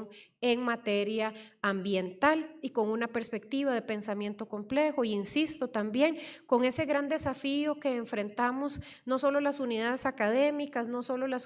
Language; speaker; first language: Spanish; native; Spanish